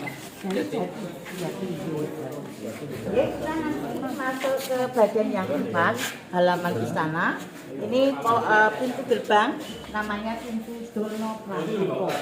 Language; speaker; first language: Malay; non-native, local second language; Javanese